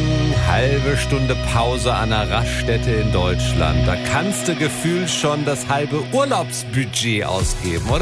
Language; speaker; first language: German; native; German